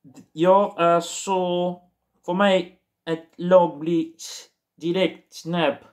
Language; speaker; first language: Swedish; non-native, learner; Portuguese